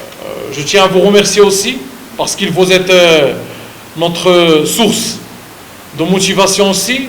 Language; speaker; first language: French; non-native, fluent; Arabic